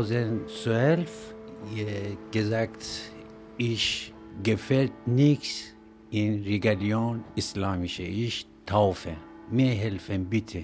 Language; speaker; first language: German; non-native, learner; Persian